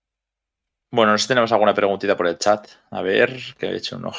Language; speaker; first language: Spanish; native; Spanish